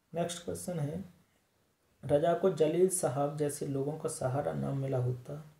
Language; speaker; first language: Hindi; native; Hindi